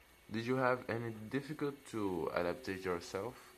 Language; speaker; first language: English; non-native, learner; Portuguese